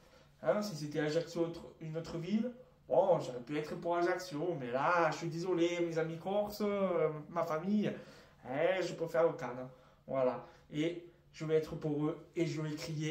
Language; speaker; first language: French; native; French